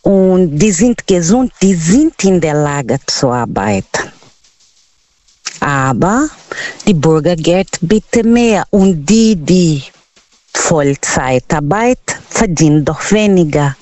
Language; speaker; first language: German; non-native, learner; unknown